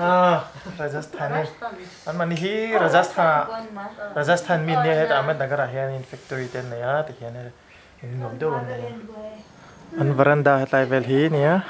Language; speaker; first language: Hindi; non-native, local second language; Mizo